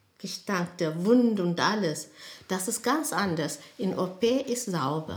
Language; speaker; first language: German; non-native, learner; Amharic